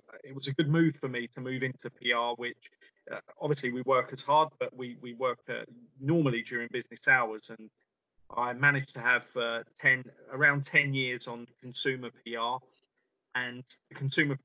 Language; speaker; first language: English; native; English